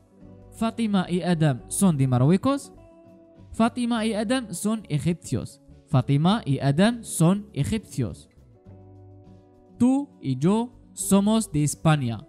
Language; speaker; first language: Spanish; non-native, fluent; Arabic